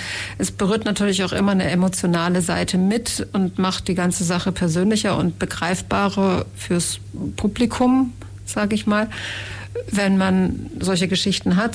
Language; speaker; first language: German; native; German